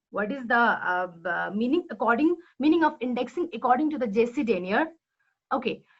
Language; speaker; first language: English; non-native, local second language; Nepali